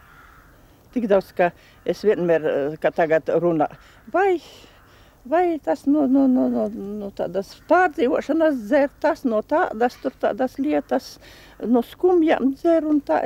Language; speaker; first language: Latvian; native; Latvian